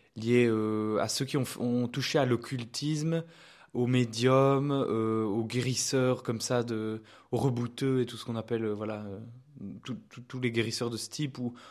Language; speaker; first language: French; native; French